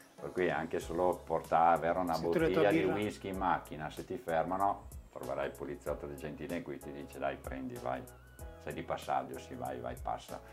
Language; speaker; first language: Italian; native; Italian